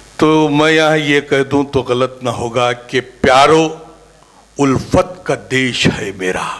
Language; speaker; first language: Urdu; native; Urdu